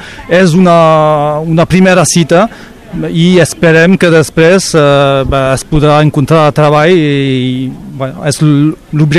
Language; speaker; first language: Catalan; non-native, local second language; French